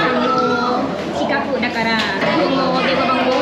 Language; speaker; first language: Japanese; non-native, learner; Vietnamese